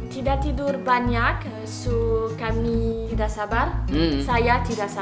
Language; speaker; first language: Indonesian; non-native, learner; English